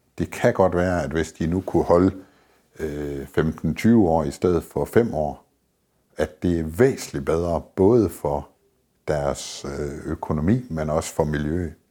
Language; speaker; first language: Danish; native; Danish